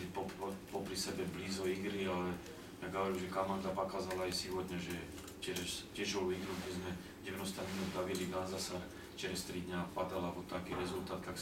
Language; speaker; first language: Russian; non-native, learner; Slovak